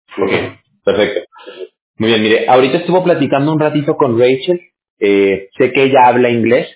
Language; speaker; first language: Spanish; native; Spanish